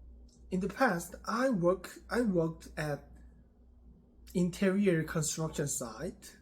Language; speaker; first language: English; non-native, learner; Korean